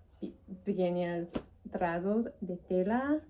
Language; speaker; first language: Spanish; non-native, learner; English